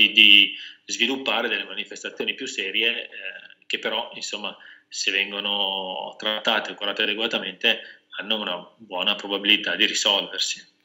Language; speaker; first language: Italian; native; Italian